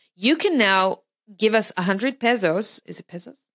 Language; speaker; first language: English; non-native, fluent; Hebrew